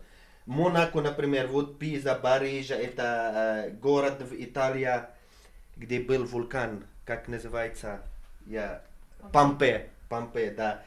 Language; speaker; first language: Russian; non-native, fluent; Arabic